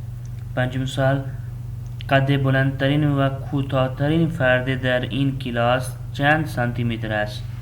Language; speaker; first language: Persian; non-native, fluent; Urdu